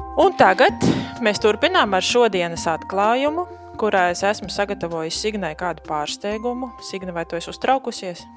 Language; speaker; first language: Latvian; native; Latvian